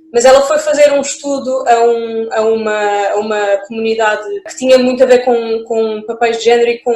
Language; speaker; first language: Portuguese; native; Portuguese